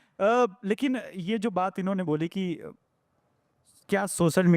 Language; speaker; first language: Hindi; native; Hindi